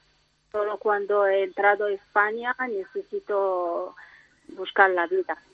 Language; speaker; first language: Spanish; non-native, learner; Arabic